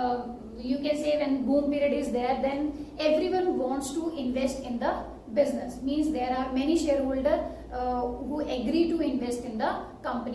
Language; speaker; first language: English; non-native, local second language; Hindi